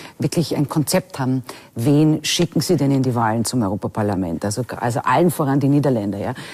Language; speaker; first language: German; native; German